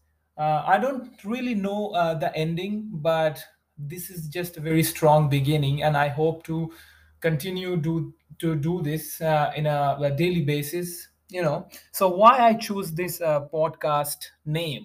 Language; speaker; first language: English; non-native, local second language; Bangla